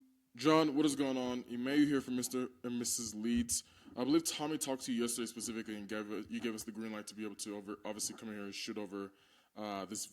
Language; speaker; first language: English; native; English